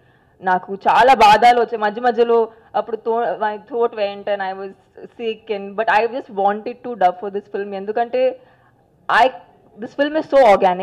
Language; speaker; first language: Telugu; non-native, local second language; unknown